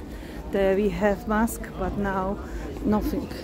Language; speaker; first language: English; non-native, learner; Slovak